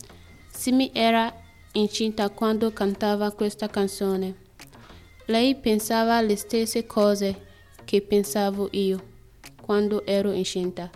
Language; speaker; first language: Italian; non-native, learner; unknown